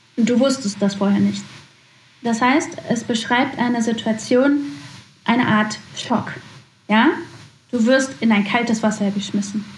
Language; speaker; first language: German; native; German